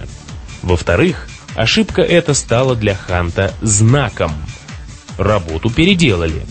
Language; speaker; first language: Russian; native; Russian